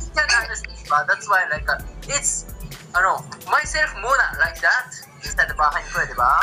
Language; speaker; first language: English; non-native, learner; Japanese